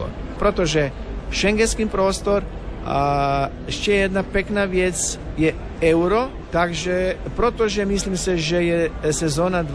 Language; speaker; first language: Czech; non-native, learner; Croatian